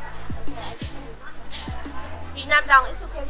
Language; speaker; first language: English; non-native, learner; Vietnamese